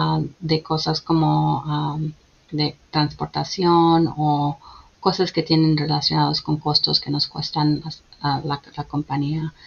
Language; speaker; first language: Spanish; early bilingual, heritage; Spanish